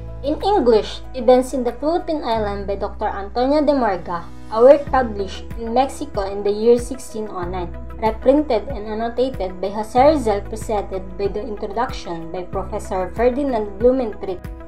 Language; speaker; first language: English; non-native, local second language; Filipino